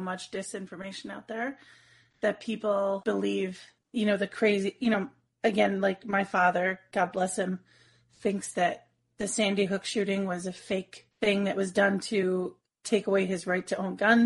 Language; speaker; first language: English; native; English